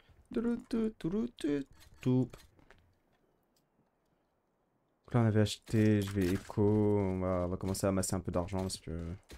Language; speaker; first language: French; native; French